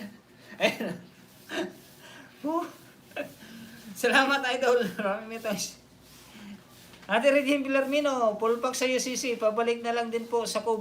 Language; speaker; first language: Filipino; non-native, local second language; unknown